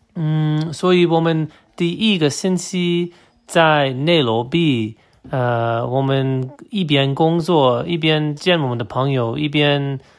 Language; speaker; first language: Chinese; non-native, learner; English